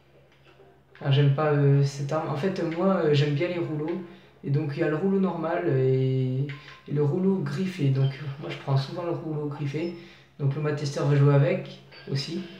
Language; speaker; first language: French; native; French